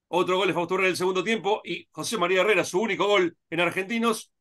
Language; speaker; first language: Spanish; native; Spanish